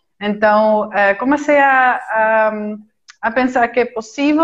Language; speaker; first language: Portuguese; non-native, fluent; Dutch